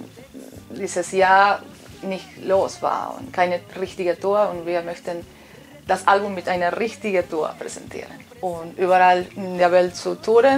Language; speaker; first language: German; non-native, fluent; Spanish